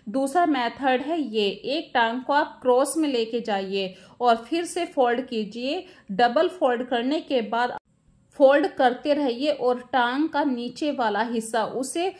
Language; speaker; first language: Hindi; native; Hindi